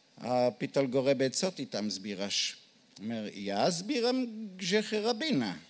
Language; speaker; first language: Polish; non-native, learner; Hebrew